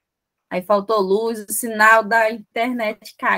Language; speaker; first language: Portuguese; native; Portuguese